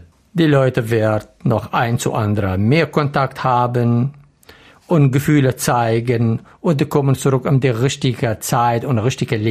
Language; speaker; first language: German; non-native, learner; Arabic